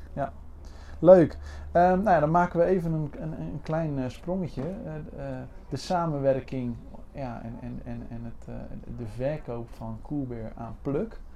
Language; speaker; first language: Dutch; native; Dutch